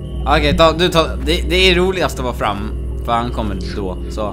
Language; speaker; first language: Swedish; native; Swedish